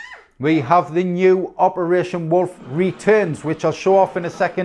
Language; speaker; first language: English; native; English